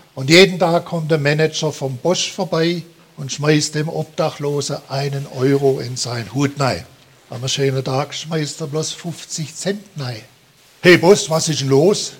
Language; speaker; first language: German; native; German